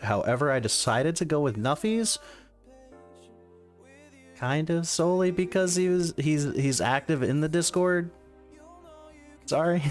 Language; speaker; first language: English; native; English